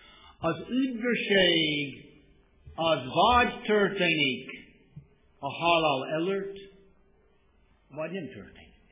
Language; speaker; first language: Hungarian; non-native, fluent; English